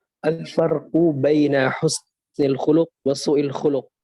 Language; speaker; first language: Arabic; non-native, learner; Indonesian